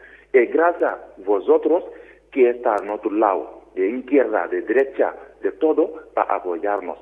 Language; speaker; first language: Spanish; non-native, learner; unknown